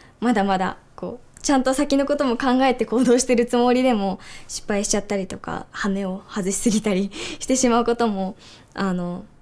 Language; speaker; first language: Japanese; native; Japanese